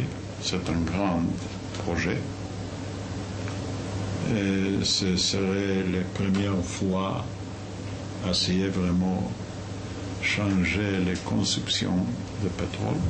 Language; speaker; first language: French; non-native, fluent; Yiddish